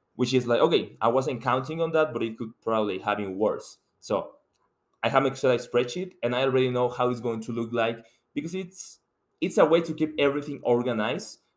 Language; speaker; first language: English; non-native, fluent; Spanish